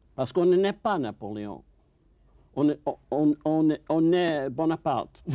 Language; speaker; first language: French; non-native, fluent; English